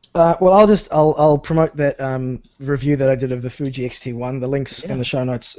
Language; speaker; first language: English; native; English